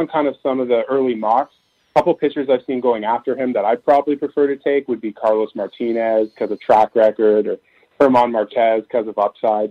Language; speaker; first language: English; native; English